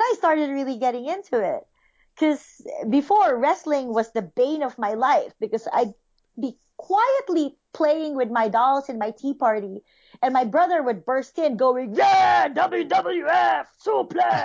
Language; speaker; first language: English; non-native, local second language; Filipino